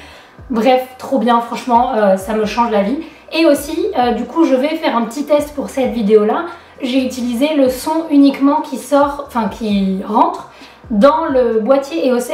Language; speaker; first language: French; native; French